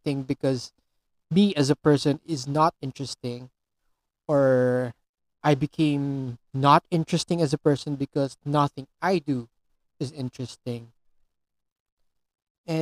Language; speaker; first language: English; non-native, local second language; Filipino